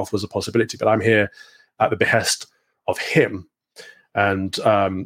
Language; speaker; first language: English; native; English